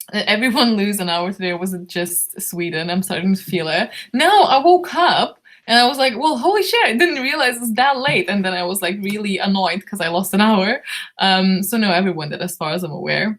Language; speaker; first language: English; non-native, fluent; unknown